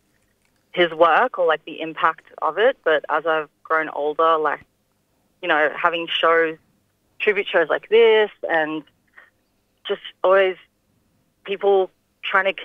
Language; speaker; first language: English; native; English